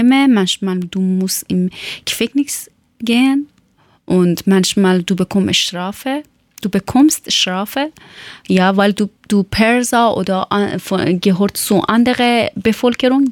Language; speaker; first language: German; non-native, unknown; Persian